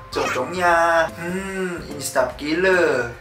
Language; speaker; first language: Malay; non-native, learner; Korean